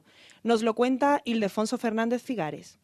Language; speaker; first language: Spanish; native; Spanish